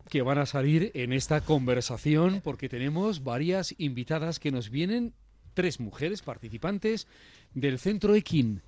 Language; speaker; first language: Spanish; native; Spanish